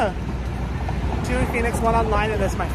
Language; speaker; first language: English; native; English